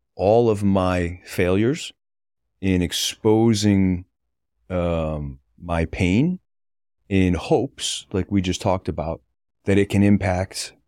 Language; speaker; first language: English; native; English